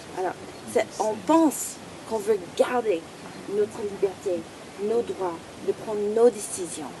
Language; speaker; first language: French; non-native, fluent; English